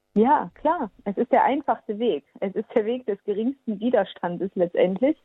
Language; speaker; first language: German; early bilingual, heritage; German